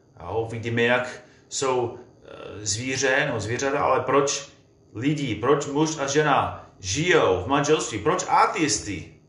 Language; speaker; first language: Czech; non-native, fluent; English